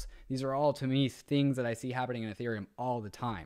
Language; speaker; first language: English; native; English